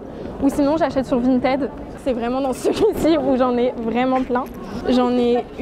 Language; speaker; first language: French; native; French